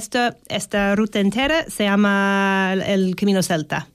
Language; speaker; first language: Spanish; non-native, fluent; English